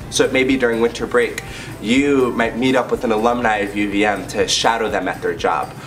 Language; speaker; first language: English; native; English